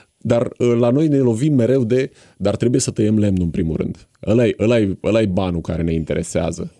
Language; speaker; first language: Romanian; native; Romanian